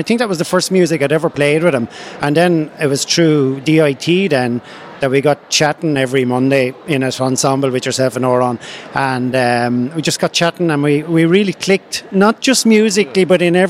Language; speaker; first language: English; native; English